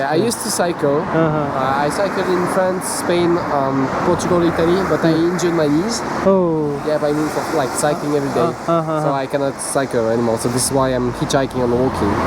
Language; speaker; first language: English; non-native, fluent; French